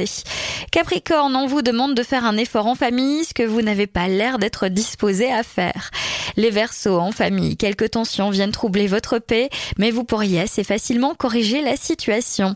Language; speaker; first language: French; native; French